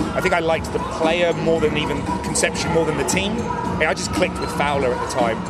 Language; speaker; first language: English; native; English